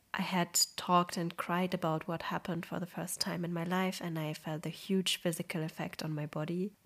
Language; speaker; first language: English; non-native, fluent; Polish